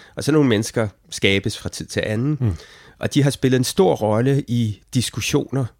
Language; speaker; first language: Danish; native; Danish